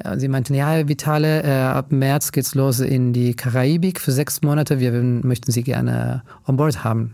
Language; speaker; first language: German; non-native, fluent; Italian